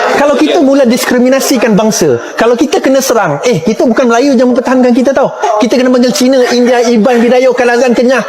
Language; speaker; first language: Malay; non-native, local second language; Chinese